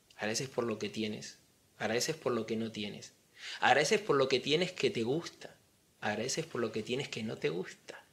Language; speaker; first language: Spanish; native; Spanish